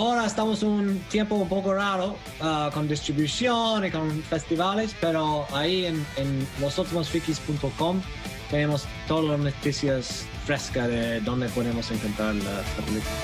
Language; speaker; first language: Spanish; non-native, fluent; English